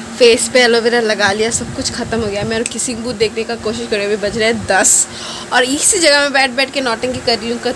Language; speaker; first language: Hindi; non-native, local second language; Bangla